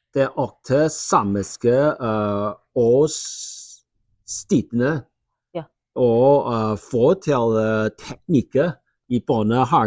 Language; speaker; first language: Norwegian; non-native, learner; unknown